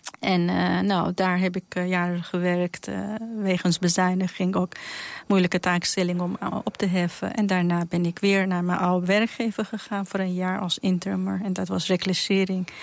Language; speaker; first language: Dutch; non-native, fluent; Persian